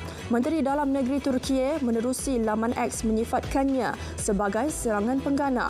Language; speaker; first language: Malay; native; Malay